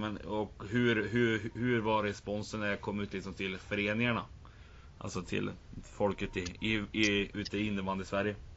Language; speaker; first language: Swedish; native; Swedish